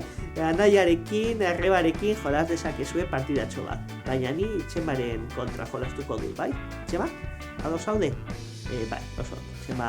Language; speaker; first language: Basque; non-native, local second language; Spanish